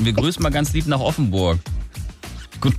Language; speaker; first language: German; native; German